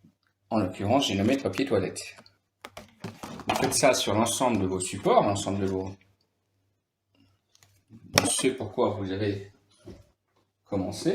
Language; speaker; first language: French; native; French